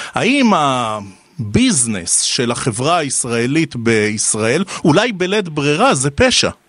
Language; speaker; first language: Hebrew; native; Hebrew